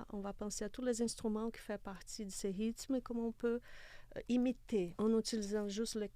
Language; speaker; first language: French; non-native, fluent; Portuguese